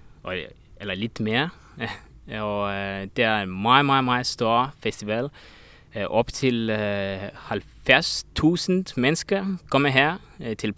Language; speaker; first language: Danish; non-native, learner; Estonian